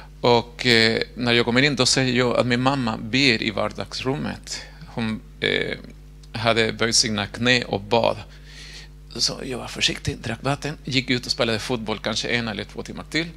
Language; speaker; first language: Swedish; non-native, fluent; Spanish